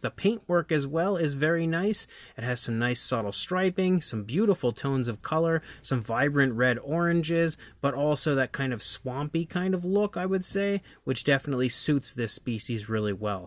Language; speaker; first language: English; native; English